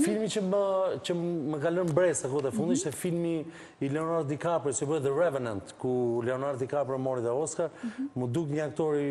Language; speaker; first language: Albanian; native; Albanian